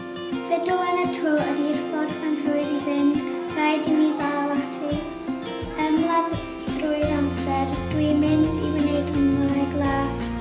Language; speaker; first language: Welsh; non-native, local second language; English